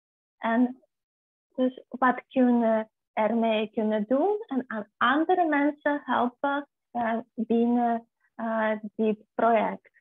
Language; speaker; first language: Dutch; non-native, fluent; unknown